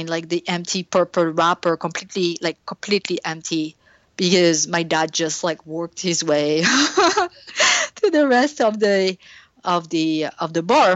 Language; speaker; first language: English; non-native, fluent; French